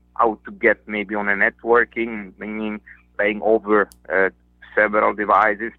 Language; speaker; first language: English; non-native, fluent; Italian